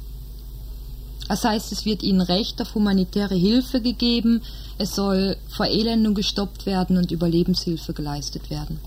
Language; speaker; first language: German; native; German